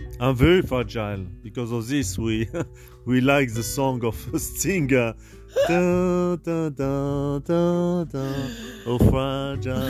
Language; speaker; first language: English; non-native, learner; French